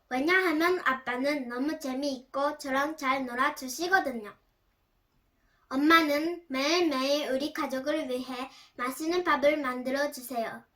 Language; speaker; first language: Korean; early bilingual, heritage; Korean